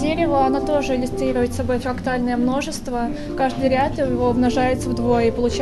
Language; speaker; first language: Russian; native; Russian